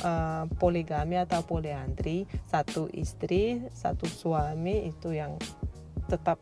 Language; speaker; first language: Indonesian; non-native, fluent; Russian